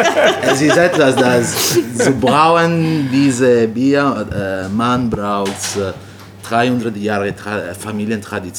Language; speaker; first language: German; non-native, learner; Italian